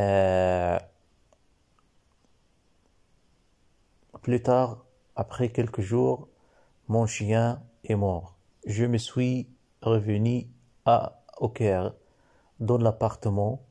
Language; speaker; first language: French; non-native, learner; Arabic